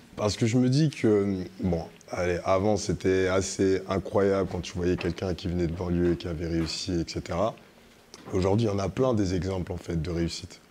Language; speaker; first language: French; early bilingual, other home language; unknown